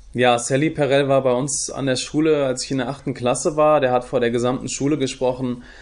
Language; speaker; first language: German; early bilingual, other home language; Turkish